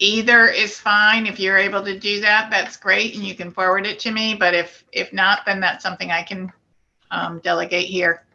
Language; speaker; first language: English; native; English